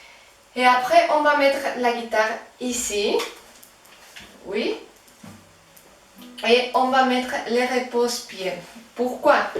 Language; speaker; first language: French; non-native, fluent; Spanish